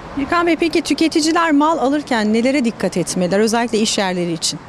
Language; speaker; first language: Turkish; native; Turkish